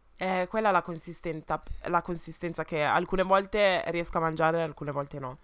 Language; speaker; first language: Italian; early bilingual, other home language; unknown